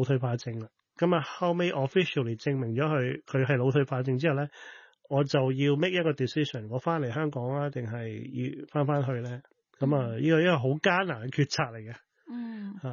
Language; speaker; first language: Cantonese; native; Cantonese